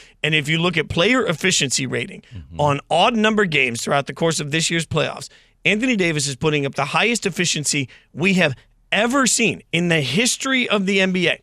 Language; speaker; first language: English; native; English